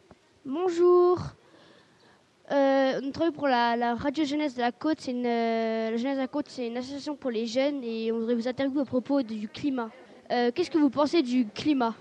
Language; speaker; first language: French; native; French